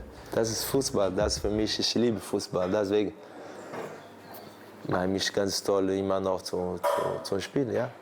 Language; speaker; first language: German; non-native, fluent; Portuguese